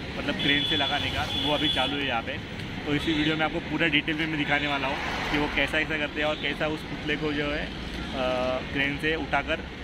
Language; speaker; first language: Hindi; non-native, local second language; Marathi